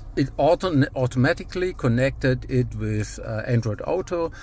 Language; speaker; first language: English; non-native, fluent; German